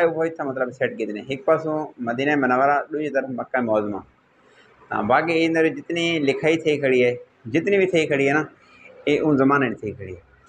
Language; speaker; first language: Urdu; non-native, local second language; Saraiki